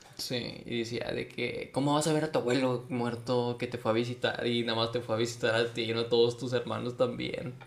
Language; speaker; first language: Spanish; native; Spanish